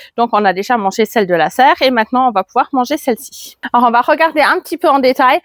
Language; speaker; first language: French; non-native, fluent; German